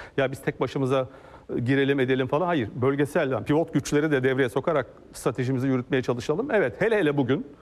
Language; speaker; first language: Turkish; native; Turkish